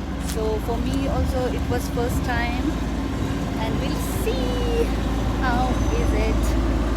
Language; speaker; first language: English; non-native, learner; Tibetan